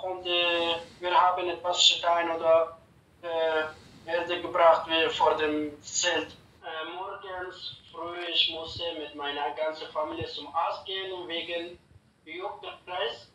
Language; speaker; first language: German; non-native, learner; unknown